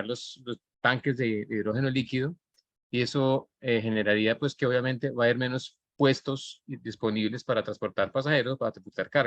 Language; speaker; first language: Spanish; native; Spanish